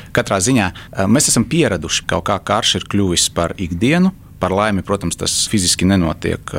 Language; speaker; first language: Latvian; non-native, local second language; Russian